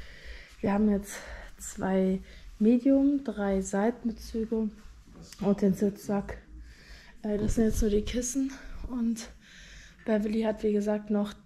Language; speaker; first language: German; native; German